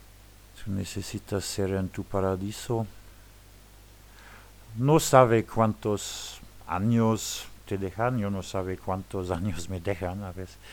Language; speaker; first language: Spanish; non-native, fluent; Luxembourgish